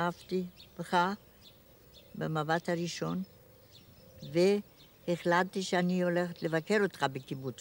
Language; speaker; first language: Hebrew; non-native, fluent; German